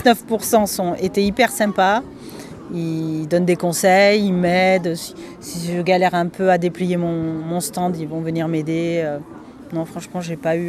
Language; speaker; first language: French; early bilingual, other home language; Spanish